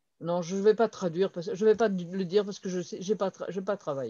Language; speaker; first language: French; non-native, fluent; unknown